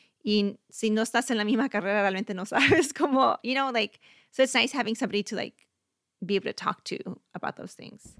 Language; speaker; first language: English; early bilingual, other home language; Spanish